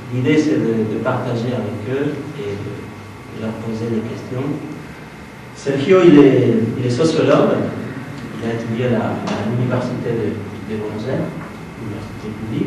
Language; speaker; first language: French; non-native, fluent; Spanish